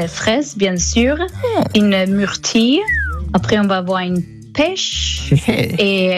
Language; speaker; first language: French; non-native, learner; Swedish